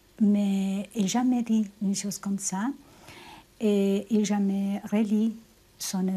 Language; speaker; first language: French; non-native, fluent; Spanish